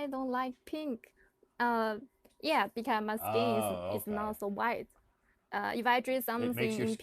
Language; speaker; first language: English; non-native, learner; Chinese